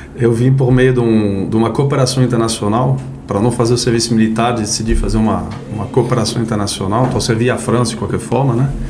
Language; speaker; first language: Portuguese; non-native, fluent; French